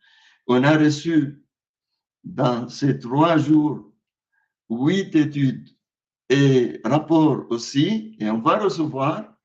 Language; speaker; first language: French; non-native, fluent; Arabic